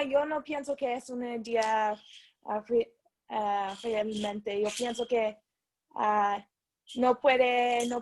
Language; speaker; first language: Spanish; non-native, learner; English